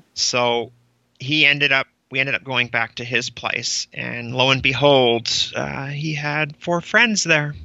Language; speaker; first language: English; native; English